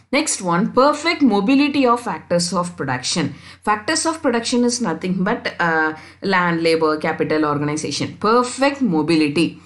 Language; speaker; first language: English; non-native, local second language; Tamil